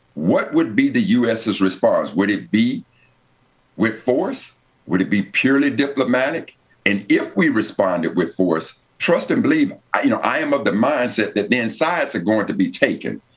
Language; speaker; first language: English; native; English